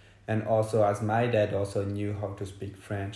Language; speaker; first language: English; non-native, fluent; French